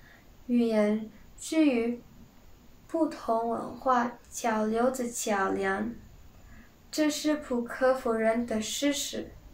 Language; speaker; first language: Chinese; non-native, learner; Spanish